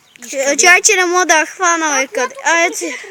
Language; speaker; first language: Bulgarian; native; Bulgarian